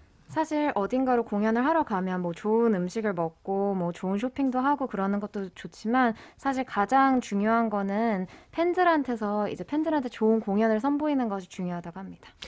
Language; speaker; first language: Korean; native; Korean